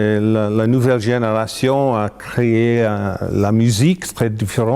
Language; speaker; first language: French; non-native, fluent; English